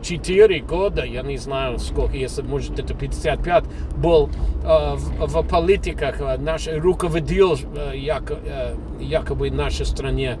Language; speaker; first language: Russian; non-native, fluent; English